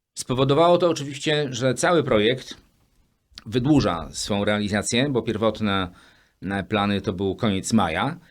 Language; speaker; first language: Polish; native; Polish